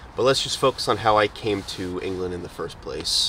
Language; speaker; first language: English; native; English